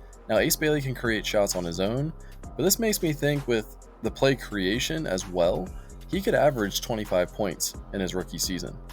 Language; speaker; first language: English; native; English